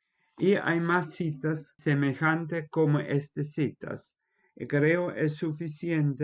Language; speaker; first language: Spanish; non-native, fluent; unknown